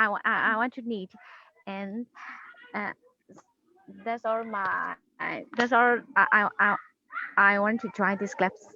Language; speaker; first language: English; non-native, learner; Burmese